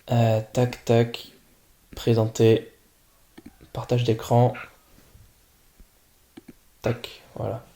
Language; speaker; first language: French; native; French